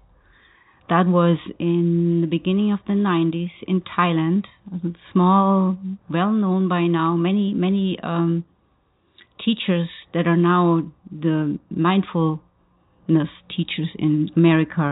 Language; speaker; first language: English; non-native, fluent; German